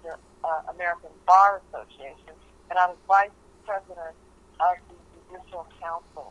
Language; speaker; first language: English; early bilingual, other home language; Korean